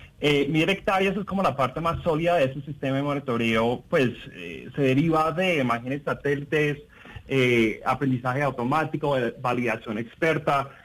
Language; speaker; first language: Spanish; non-native, fluent; English